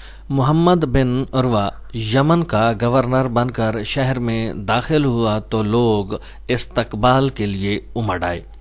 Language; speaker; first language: Urdu; native; Urdu